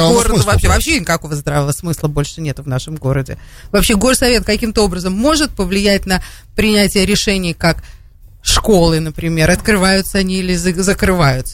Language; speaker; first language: Russian; native; Russian